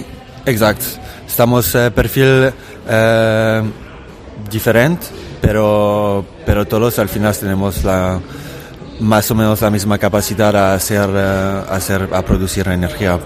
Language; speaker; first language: Spanish; non-native, fluent; Italian